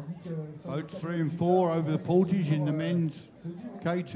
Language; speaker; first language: English; native; English